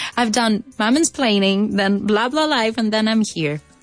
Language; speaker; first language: English; non-native, fluent; Spanish